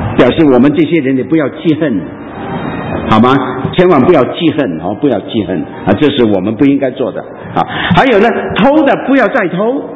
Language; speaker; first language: Chinese; non-native, local second language; Cantonese